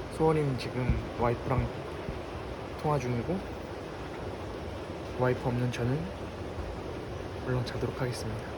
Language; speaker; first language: Korean; native; Korean